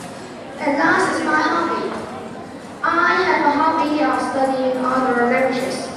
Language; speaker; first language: English; non-native, fluent; Vietnamese